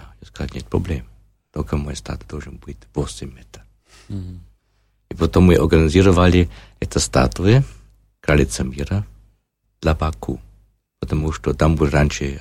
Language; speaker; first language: Russian; non-native, learner; German